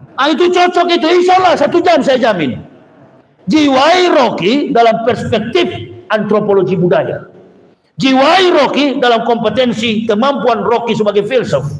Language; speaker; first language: Indonesian; native; Indonesian